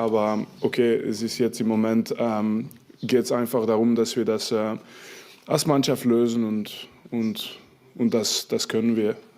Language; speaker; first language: German; non-native, fluent; French